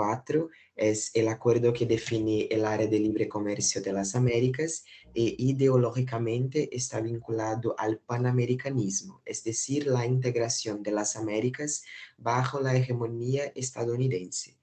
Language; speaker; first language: Spanish; non-native, fluent; Portuguese